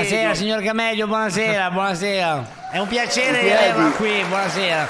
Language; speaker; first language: Italian; native; Italian